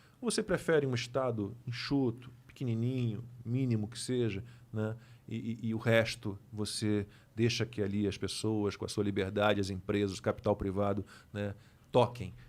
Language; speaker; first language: Portuguese; native; Portuguese